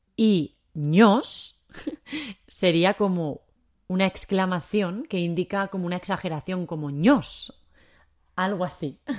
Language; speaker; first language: Spanish; native; Spanish